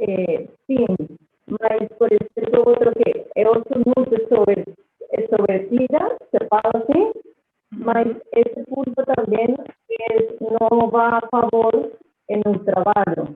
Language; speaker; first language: Portuguese; non-native, learner; Spanish